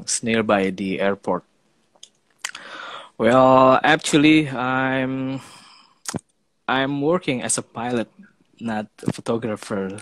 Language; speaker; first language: English; non-native, fluent; Indonesian